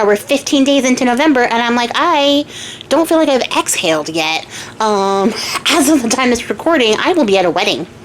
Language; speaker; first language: English; native; English